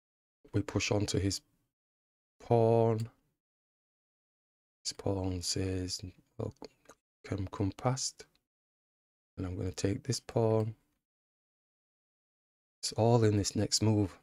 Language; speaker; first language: English; native; English